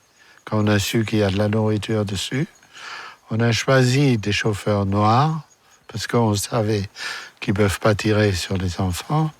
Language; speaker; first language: French; non-native, fluent; German